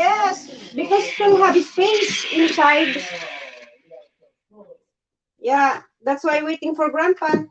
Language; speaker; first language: English; non-native, learner; Filipino